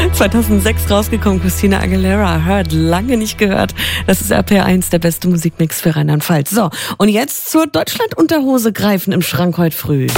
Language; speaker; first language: German; native; German